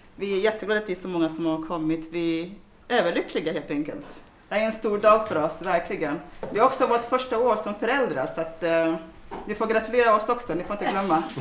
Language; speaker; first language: Swedish; early bilingual, other home language; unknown